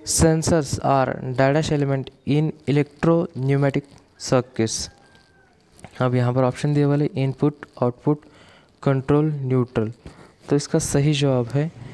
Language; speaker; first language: Hindi; non-native, local second language; Marathi